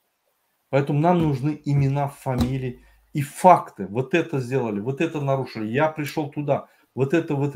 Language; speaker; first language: Russian; native; Russian